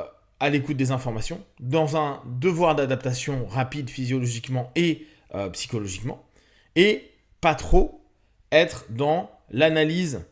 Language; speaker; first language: French; native; French